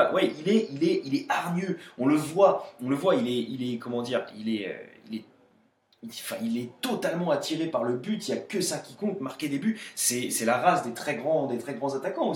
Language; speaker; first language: French; native; French